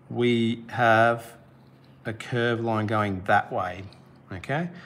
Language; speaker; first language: English; native; English